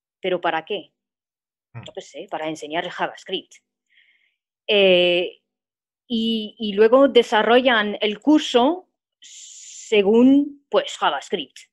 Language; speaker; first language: Spanish; non-native, fluent; French